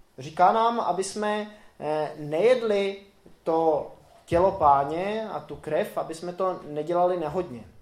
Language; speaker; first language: Czech; native; Czech